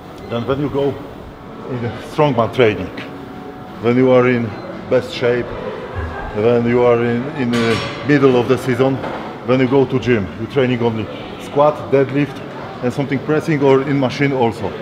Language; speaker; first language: English; non-native, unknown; Polish